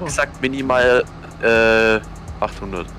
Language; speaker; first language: German; native; German